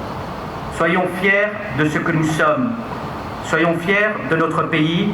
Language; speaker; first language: French; native; French